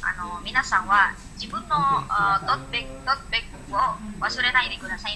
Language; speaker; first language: Japanese; non-native, learner; Indonesian